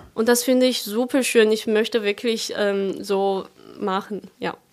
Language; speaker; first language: German; non-native, fluent; Chinese